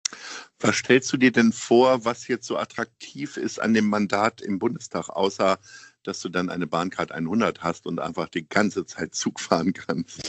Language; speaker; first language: German; native; German